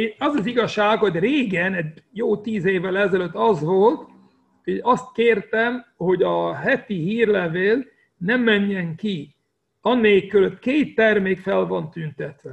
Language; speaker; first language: Hungarian; non-native, fluent; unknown